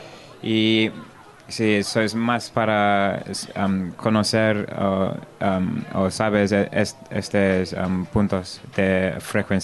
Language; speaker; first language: Spanish; non-native, learner; English